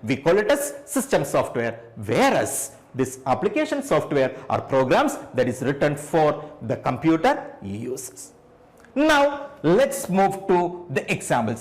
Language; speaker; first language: English; non-native, local second language; Malayalam